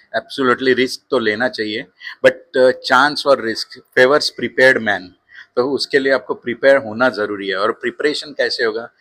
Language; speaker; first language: Hindi; non-native, local second language; Marathi